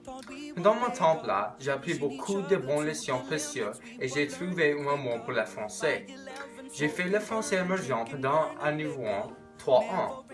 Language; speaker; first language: French; non-native, local second language; English